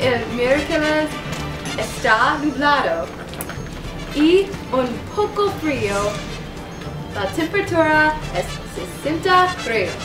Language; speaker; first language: Spanish; non-native, learner; English